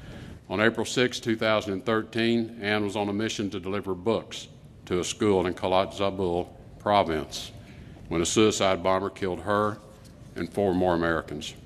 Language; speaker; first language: English; native; English